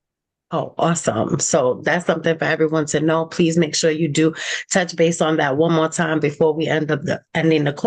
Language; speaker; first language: English; native; English